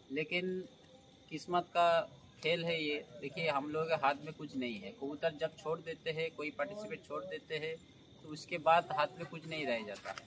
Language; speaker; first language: Hindi; non-native, local second language; Bangla